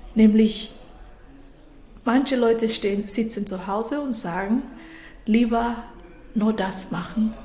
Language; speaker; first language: German; non-native, fluent; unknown